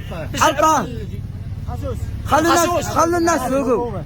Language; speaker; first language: Arabic; native; Arabic